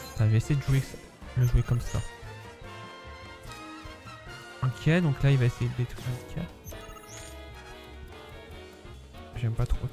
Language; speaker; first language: French; native; French